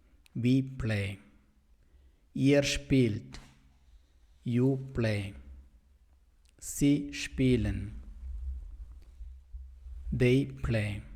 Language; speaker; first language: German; non-native, fluent; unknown